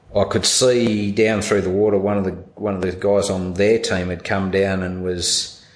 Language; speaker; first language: English; native; English